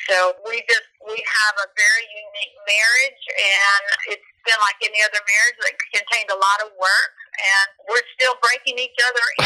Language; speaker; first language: English; native; English